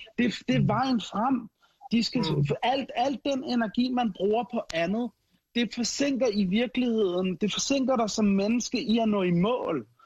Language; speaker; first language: Danish; early bilingual, other home language; Arabic